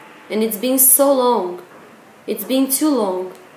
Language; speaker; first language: English; non-native, fluent; Portuguese